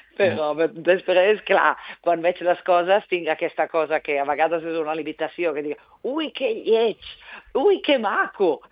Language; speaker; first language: Catalan; non-native, fluent; Italian